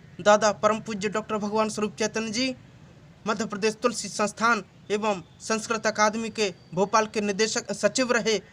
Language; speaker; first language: Hindi; native; Hindi